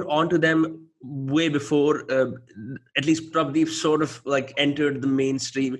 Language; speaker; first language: English; non-native, local second language; Hindi